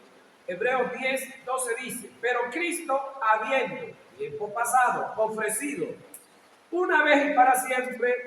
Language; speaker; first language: Spanish; native; Spanish